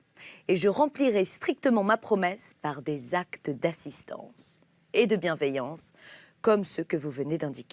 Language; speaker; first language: French; native; French